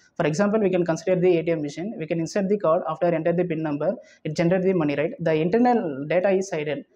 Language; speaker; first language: English; non-native, local second language; Tamil